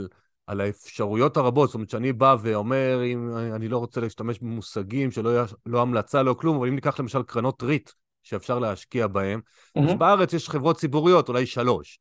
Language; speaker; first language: Hebrew; native; Hebrew